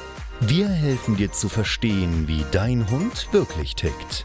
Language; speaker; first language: German; native; German